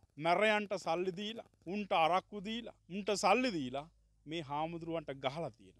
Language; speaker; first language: Sinhala; native; Sinhala